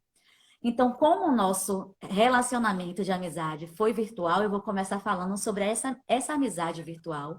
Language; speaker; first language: Portuguese; native; Portuguese